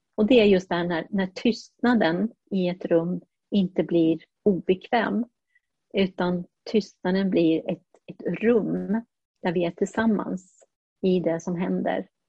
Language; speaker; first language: Swedish; early bilingual, heritage; Swedish